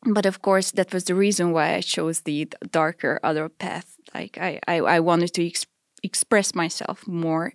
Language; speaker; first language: English; non-native, fluent; Hungarian